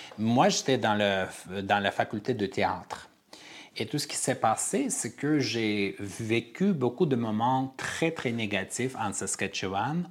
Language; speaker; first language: French; non-native, fluent; Armenian